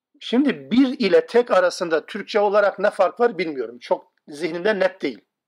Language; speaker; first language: Turkish; non-native, local second language; Kurdish